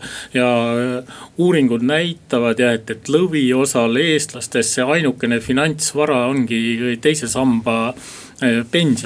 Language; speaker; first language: Estonian; native; Estonian